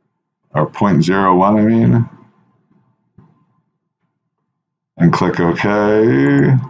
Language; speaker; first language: English; native; English